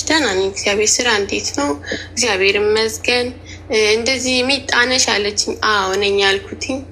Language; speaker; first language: Amharic; native; Amharic